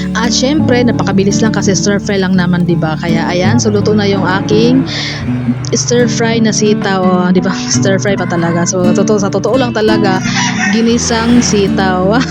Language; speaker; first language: Filipino; non-native, local second language; Cebuano